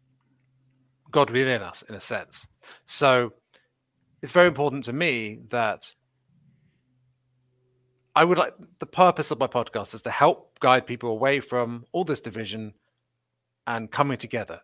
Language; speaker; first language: English; native; English